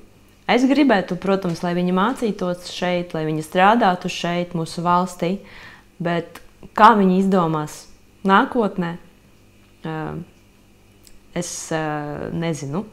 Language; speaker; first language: Latvian; non-native, local second language; Russian